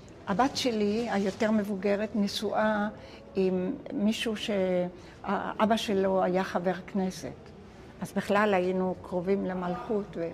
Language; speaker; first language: Hebrew; non-native, local second language; Ladino